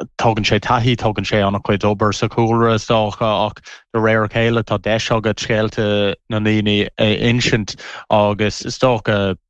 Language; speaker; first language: Irish; non-native, local second language; English